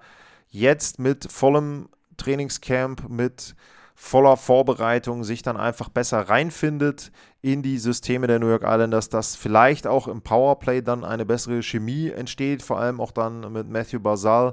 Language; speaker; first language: German; native; German